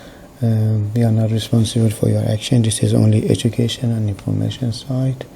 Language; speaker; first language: English; non-native, fluent; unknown